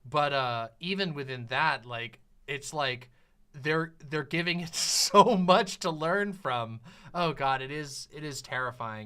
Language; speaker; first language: English; native; English